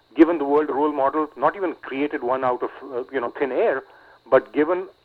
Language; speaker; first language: English; non-native, local second language; Urdu